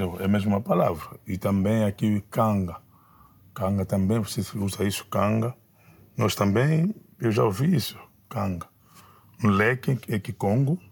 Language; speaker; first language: Portuguese; non-native, fluent; Kongo